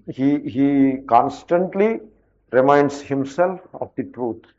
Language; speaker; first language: English; non-native, local second language; Telugu